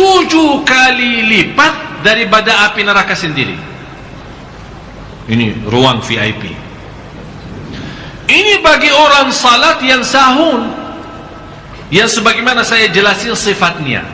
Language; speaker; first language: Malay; non-native, fluent; Arabic